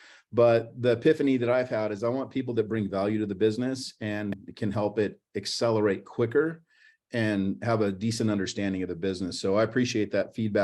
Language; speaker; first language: English; native; English